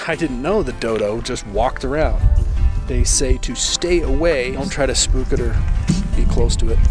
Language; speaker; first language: English; native; English